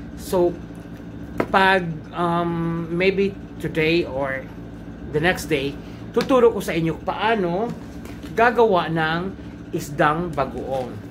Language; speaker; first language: Filipino; non-native, local second language; Cebuano